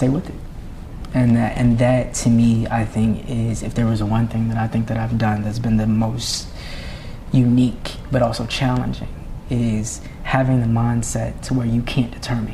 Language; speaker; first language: English; native; English